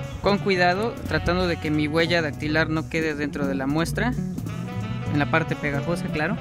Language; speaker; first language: Spanish; native; Spanish